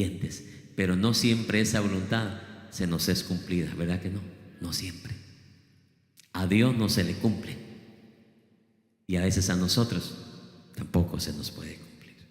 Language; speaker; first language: Spanish; native; Spanish